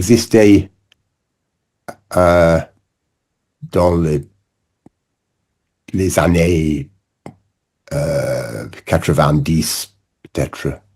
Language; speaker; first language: French; non-native, learner; English